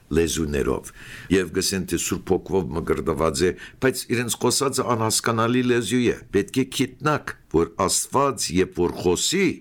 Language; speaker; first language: Armenian; early bilingual, heritage; Armenian